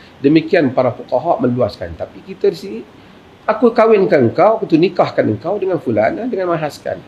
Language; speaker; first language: Malay; native; Malay